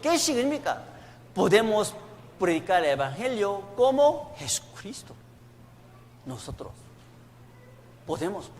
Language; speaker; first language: Spanish; non-native, learner; Korean